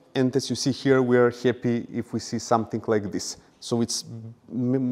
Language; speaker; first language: English; non-native, fluent; Macedonian